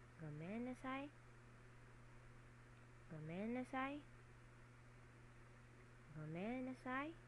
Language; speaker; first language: Japanese; non-native, learner; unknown